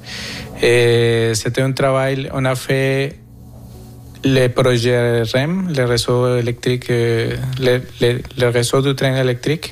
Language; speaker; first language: French; non-native, fluent; Spanish